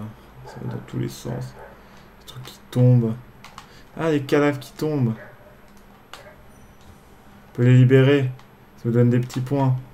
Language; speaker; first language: French; native; French